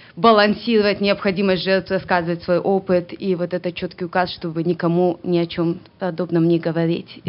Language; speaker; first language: Russian; native; Russian